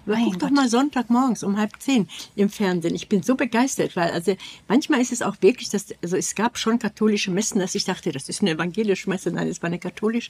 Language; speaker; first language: German; native; German